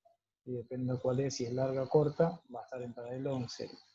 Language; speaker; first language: Spanish; native; Spanish